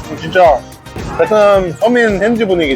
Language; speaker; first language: Korean; native; Korean